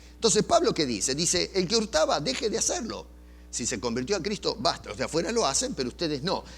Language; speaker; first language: Spanish; native; Spanish